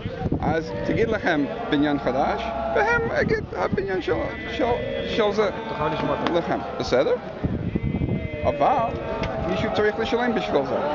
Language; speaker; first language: Hebrew; non-native, fluent; English